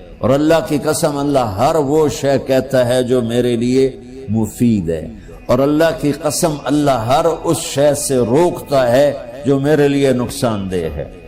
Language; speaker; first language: Urdu; non-native, local second language; Punjabi